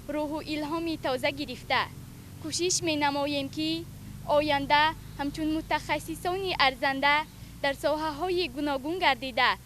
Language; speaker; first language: Tajik; native; Tajik